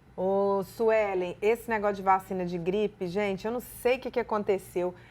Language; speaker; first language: Portuguese; native; Portuguese